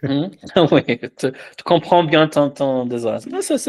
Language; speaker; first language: French; non-native, fluent; Portuguese